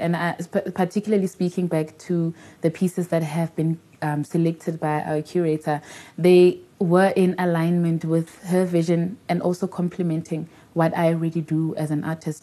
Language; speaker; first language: English; non-native, local second language; Tswana